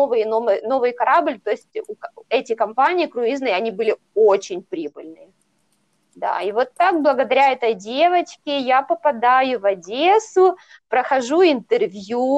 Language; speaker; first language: Russian; native; Russian